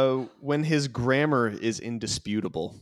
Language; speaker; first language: English; native; English